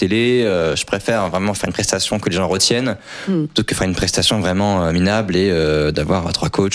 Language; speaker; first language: French; native; French